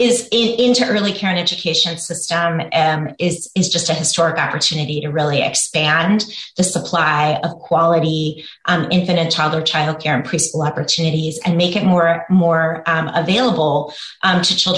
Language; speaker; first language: English; native; English